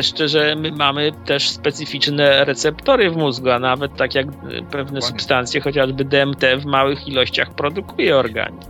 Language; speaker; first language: Polish; native; Polish